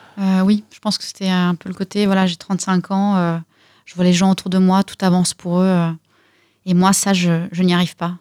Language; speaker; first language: French; early bilingual, other home language; Russian